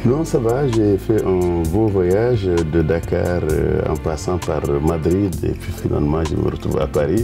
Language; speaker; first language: French; non-native, local second language; Wolof